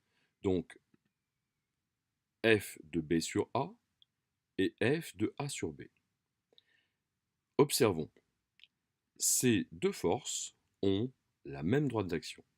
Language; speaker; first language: French; native; French